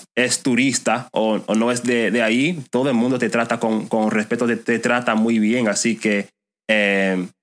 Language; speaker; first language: Spanish; non-native, fluent; English